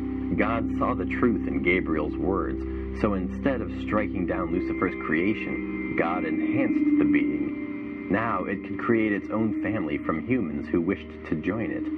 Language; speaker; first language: English; native; English